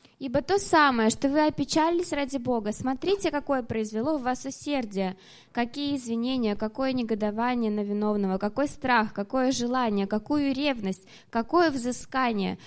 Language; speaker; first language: Russian; native; Russian